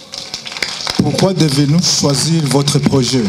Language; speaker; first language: French; non-native, local second language; Rundi